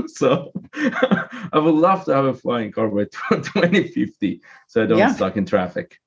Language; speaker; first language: English; non-native, fluent; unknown